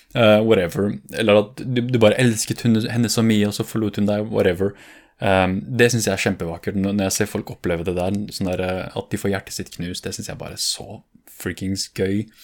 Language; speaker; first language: Norwegian; early bilingual, other home language; Kurdish